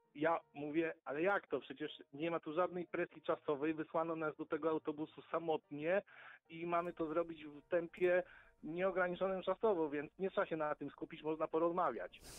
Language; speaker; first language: Polish; native; Polish